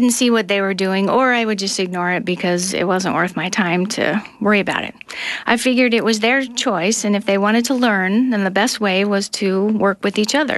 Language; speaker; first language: English; non-native, local second language; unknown